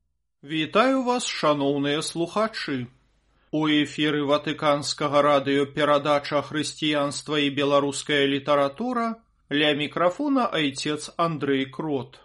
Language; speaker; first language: Belarusian; native; Belarusian